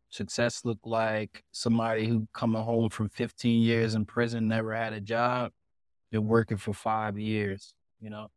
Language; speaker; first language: English; native; English